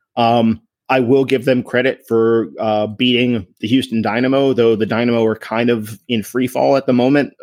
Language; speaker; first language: English; native; English